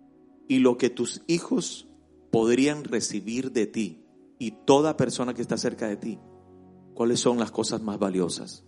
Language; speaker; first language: Spanish; native; Spanish